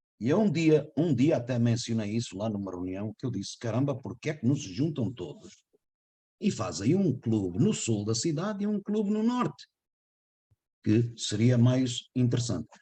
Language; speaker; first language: Portuguese; native; Portuguese